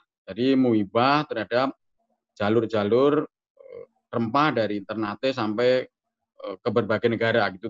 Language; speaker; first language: Indonesian; native; Indonesian